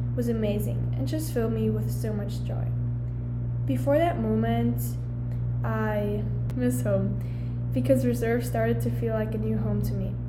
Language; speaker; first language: English; early bilingual, other home language; German